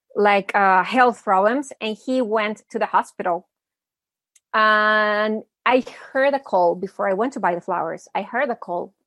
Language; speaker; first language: English; early bilingual, other home language; Spanish